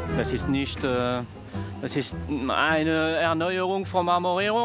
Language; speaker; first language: German; non-native, fluent; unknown